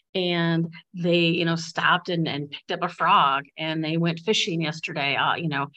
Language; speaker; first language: English; native; English